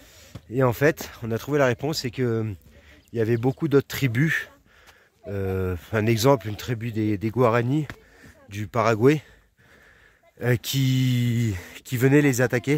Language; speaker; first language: French; native; French